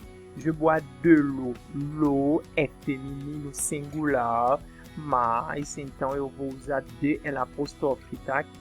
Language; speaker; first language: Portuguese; non-native, fluent; French